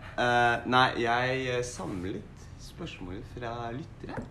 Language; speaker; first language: Norwegian; non-native, fluent; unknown